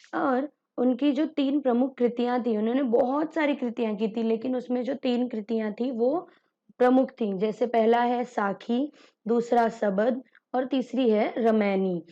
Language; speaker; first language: Hindi; native; Hindi